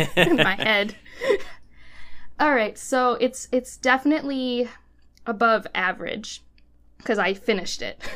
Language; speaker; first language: English; native; English